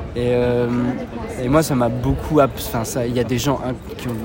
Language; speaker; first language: French; native; French